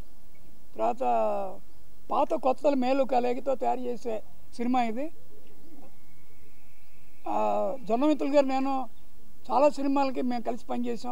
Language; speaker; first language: Telugu; native; Telugu